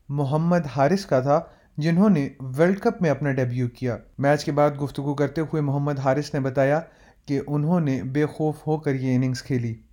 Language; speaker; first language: Urdu; native; Urdu